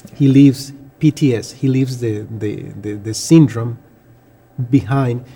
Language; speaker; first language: English; non-native, fluent; Spanish